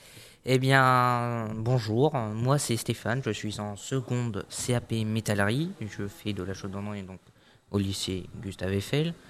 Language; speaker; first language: French; native; French